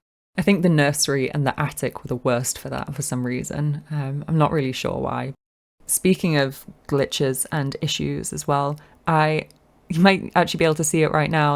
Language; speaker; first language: English; native; English